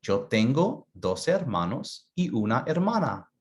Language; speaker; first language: Spanish; early bilingual, other home language; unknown